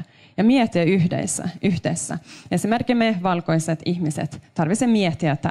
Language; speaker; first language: Finnish; non-native, local second language; Swedish